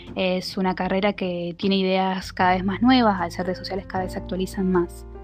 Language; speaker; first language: Spanish; native; Spanish